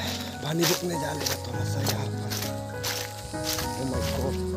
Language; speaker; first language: Hindi; non-native, local second language; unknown